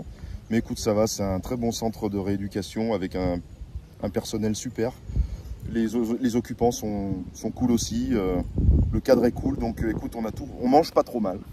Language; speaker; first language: French; native; French